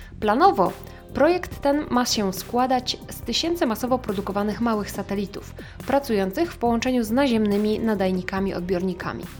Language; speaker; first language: Polish; native; Polish